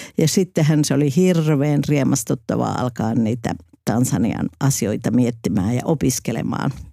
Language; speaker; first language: Finnish; native; Finnish